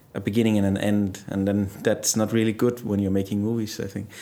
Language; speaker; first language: English; non-native, fluent; Danish